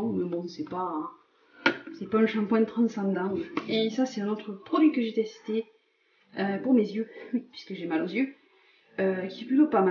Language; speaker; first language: French; native; French